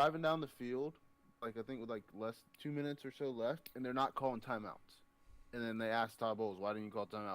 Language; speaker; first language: English; native; English